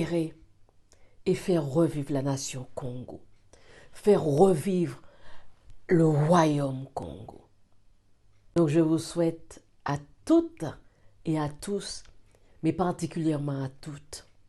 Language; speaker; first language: French; native; French